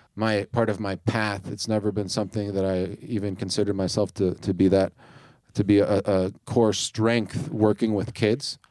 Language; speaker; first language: English; native; English